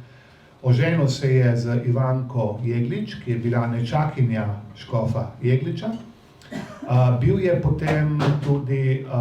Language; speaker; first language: Slovenian; native; Slovenian